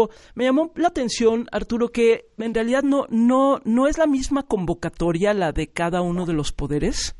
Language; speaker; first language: Spanish; native; Spanish